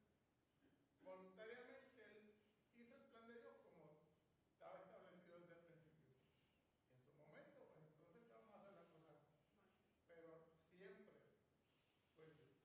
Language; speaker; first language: Spanish; native; Spanish